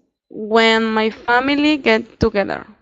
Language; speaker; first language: English; non-native, learner; Spanish